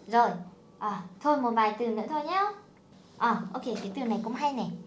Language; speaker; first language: Vietnamese; native; Vietnamese